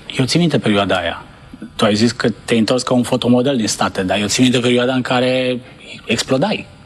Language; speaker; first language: Romanian; native; Romanian